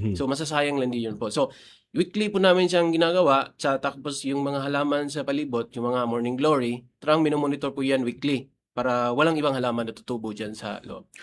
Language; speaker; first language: Filipino; non-native, local second language; Cebuano